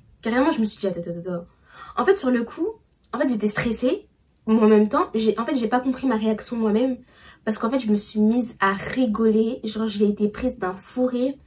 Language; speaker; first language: French; early bilingual, other home language; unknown